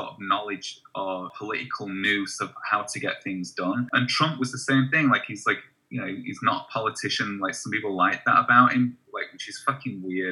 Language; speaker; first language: English; native; English